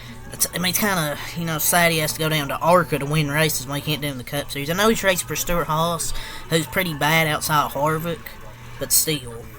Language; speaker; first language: English; native; English